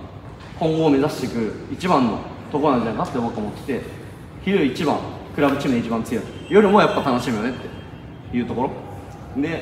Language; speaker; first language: Japanese; native; Japanese